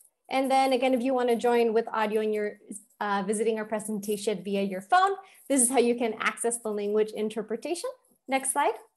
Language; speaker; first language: English; early bilingual, other home language; Spanish